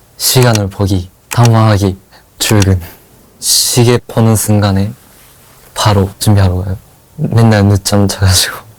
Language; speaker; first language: Korean; non-native, fluent; Japanese